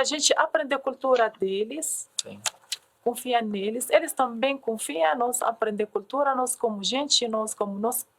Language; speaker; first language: Portuguese; non-native, learner; Arabic